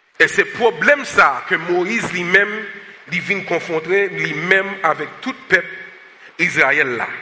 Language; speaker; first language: French; non-native, local second language; Haitian Creole